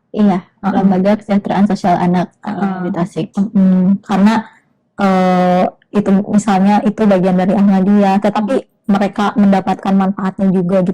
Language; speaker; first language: Indonesian; native; Indonesian